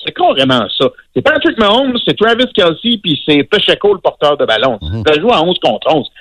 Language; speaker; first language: French; native; French